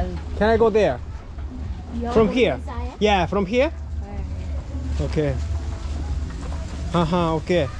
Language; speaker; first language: English; non-native, learner; Japanese